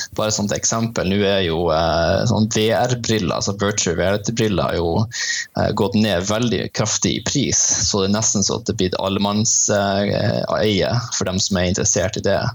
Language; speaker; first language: Norwegian; native; Norwegian